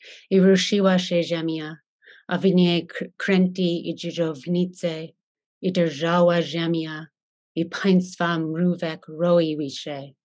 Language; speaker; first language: Polish; non-native, fluent; English